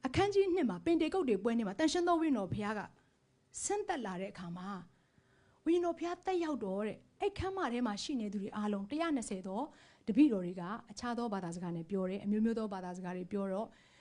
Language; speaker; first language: Burmese; native; Burmese